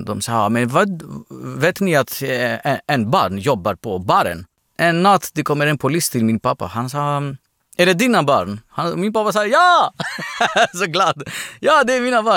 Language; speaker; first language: Swedish; non-native, learner; Greek